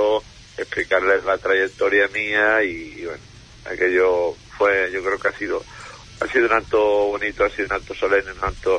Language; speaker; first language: Spanish; native; Spanish